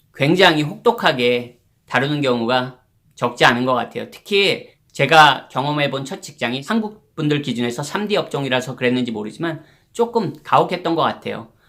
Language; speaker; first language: Korean; native; Korean